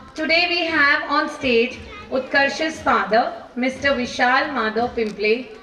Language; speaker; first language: English; non-native, local second language; Marathi